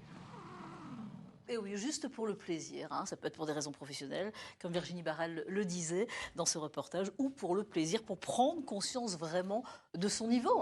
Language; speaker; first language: French; native; French